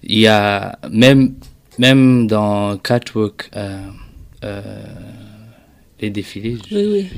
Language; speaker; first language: French; non-native, local second language; Rundi